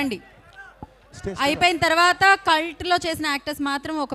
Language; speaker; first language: Telugu; native; Telugu